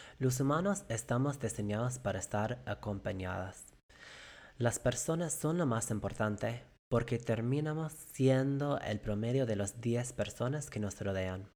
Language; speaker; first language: Spanish; non-native, fluent; English